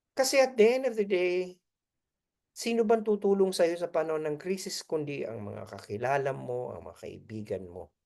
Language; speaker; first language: Filipino; native; Filipino